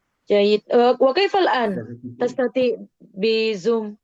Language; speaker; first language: Arabic; non-native, fluent; Indonesian